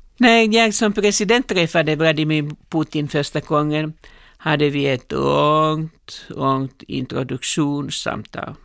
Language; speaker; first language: Swedish; non-native, local second language; Finnish